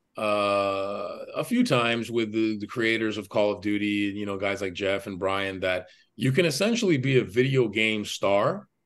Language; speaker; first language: English; native; English